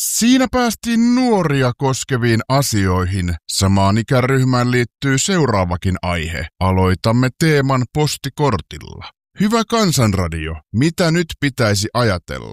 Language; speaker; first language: Finnish; native; Finnish